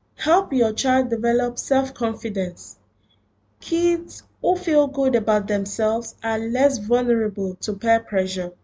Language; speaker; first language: English; non-native, local second language; Yoruba